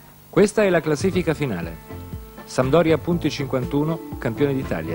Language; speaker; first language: Italian; native; Italian